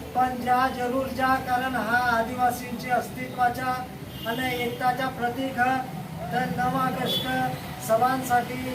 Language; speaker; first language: Marathi; non-native, local second language; Bhili